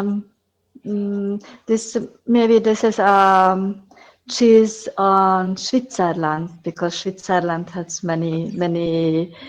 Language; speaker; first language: English; non-native, learner; Hungarian